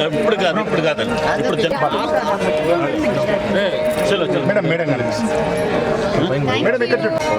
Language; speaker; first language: Telugu; native; Telugu